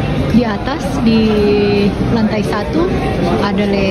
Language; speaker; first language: Indonesian; non-native, local second language; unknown